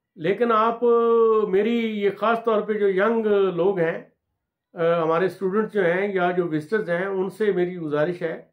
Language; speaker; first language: Urdu; non-native, local second language; Punjabi